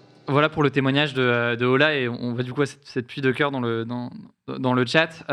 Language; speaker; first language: French; native; French